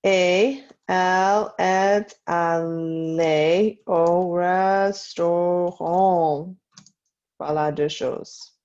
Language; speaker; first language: French; non-native, fluent; English